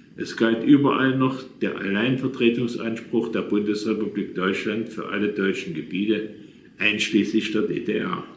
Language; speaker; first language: German; native; German